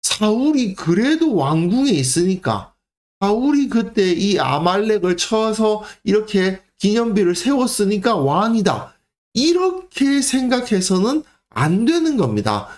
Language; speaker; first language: Korean; native; Korean